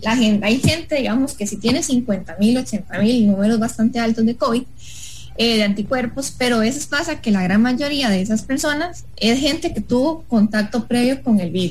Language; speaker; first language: Spanish; native; Spanish